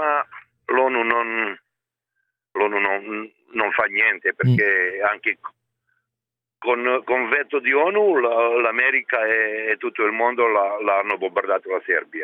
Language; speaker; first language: Italian; non-native, fluent; Serbian